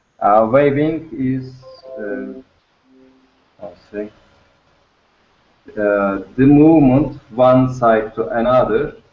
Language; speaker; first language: English; non-native, learner; Turkish